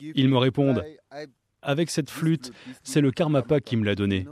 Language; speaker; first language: French; non-native, fluent; Chinese